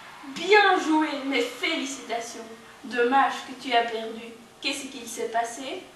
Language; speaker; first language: French; non-native, learner; Dutch